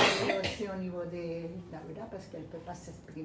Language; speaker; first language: French; non-native, fluent; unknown